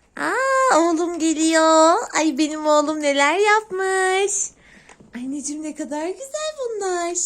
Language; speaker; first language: Turkish; native; Turkish